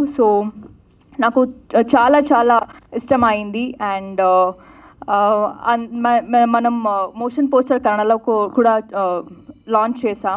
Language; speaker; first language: Telugu; non-native, learner; Kannada